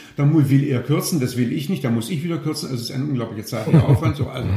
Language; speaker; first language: German; native; German